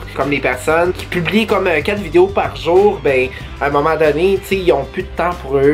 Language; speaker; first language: French; native; French